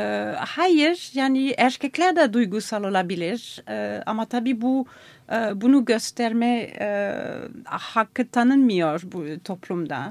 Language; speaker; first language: Turkish; non-native, fluent; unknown